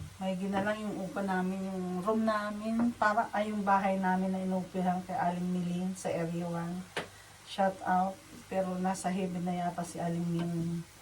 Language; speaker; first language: Filipino; non-native, local second language; Waray